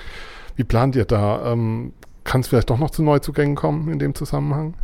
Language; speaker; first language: German; native; German